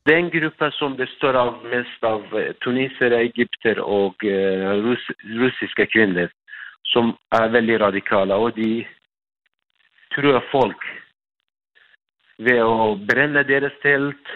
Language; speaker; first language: Danish; non-native, fluent; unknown